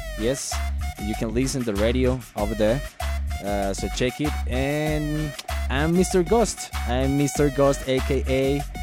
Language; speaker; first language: English; non-native, fluent; Spanish